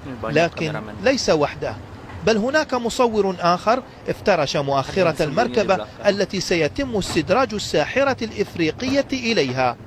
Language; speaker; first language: Arabic; native; Arabic